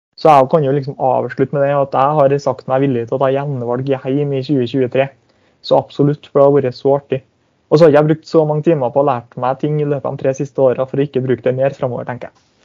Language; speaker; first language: Norwegian; native; Norwegian